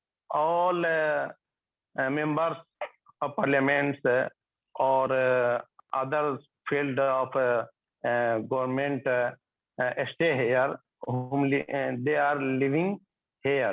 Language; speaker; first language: English; non-native, learner; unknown